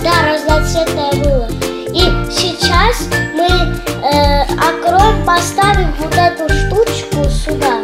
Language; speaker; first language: Russian; early bilingual, heritage; Russian